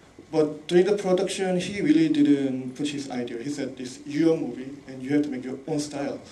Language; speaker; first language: English; non-native, fluent; Korean